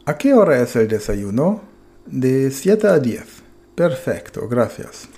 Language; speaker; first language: Spanish; non-native, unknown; German